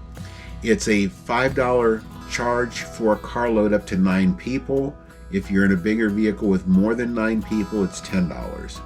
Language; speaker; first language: English; native; English